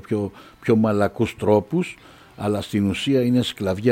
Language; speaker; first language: Greek; native; Greek